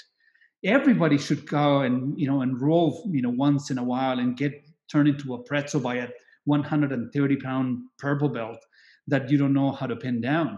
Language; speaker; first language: English; non-native, fluent; Spanish